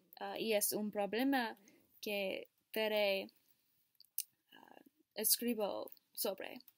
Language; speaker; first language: Spanish; non-native, learner; English